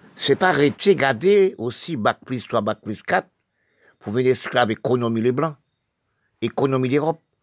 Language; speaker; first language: French; non-native, local second language; Haitian Creole